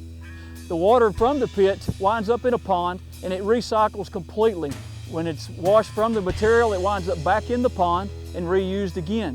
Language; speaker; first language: English; native; English